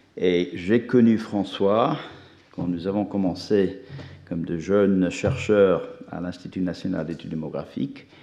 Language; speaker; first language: French; non-native, fluent; English